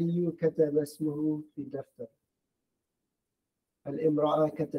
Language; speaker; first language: Arabic; non-native, learner; English